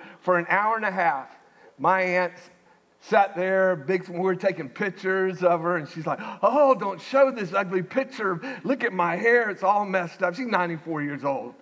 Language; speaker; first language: English; native; English